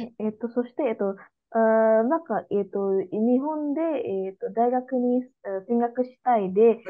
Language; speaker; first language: Japanese; non-native, learner; Indonesian